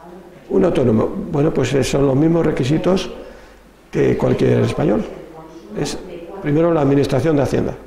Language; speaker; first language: Spanish; native; Spanish